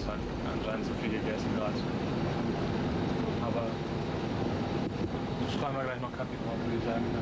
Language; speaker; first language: German; native; German